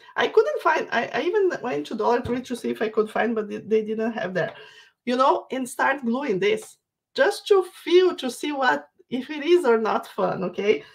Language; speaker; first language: English; non-native, fluent; Portuguese